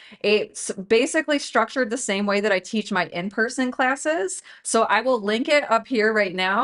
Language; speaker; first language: English; native; English